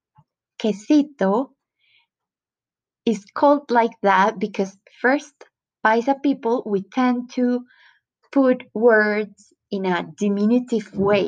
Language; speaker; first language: English; non-native, fluent; Spanish